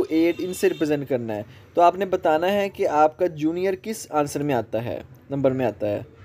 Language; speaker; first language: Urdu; non-native, local second language; Punjabi